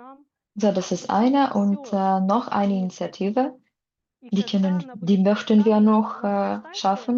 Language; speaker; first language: German; non-native, learner; Russian